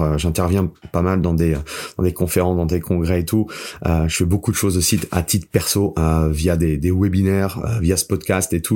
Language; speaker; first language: French; native; French